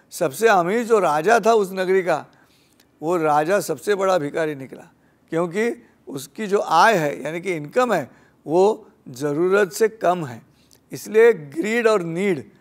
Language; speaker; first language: Hindi; non-native, local second language; Marathi